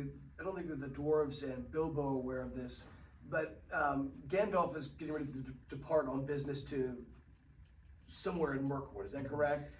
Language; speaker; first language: English; native; English